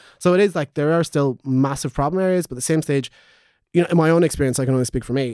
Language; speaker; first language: English; native; English